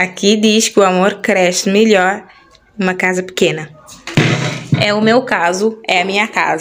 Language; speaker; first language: Portuguese; non-native, local second language; Kabuverdianu